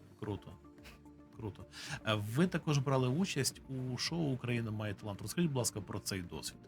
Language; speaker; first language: Ukrainian; native; Ukrainian